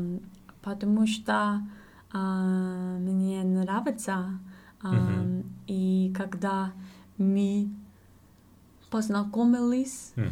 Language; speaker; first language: Russian; non-native, learner; English